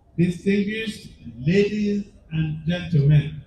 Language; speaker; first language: English; non-native, local second language; Igbo